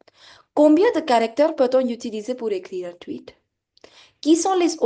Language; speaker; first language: French; non-native, fluent; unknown